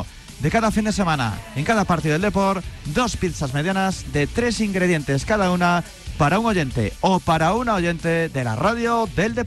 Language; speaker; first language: Spanish; native; Spanish